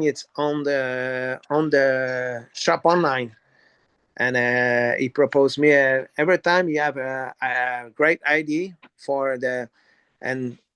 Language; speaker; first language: English; non-native, learner; French